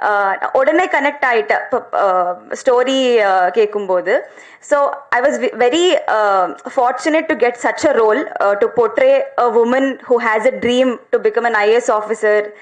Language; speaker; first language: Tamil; non-native, learner; Telugu